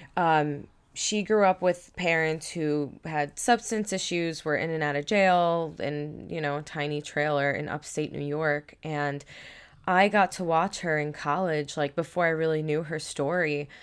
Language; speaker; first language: English; native; English